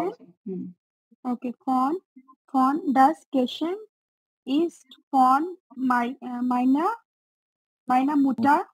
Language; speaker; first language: German; non-native, learner; Urdu